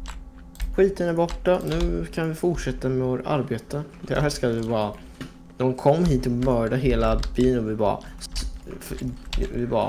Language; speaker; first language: Swedish; non-native, fluent; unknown